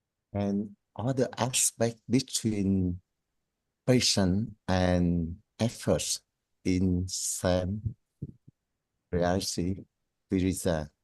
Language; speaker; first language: English; non-native, learner; Vietnamese